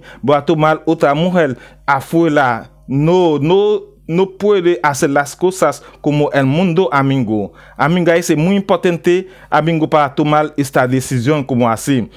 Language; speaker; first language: Spanish; non-native, learner; Haitian Creole